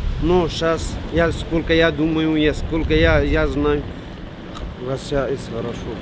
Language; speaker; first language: Russian; non-native, learner; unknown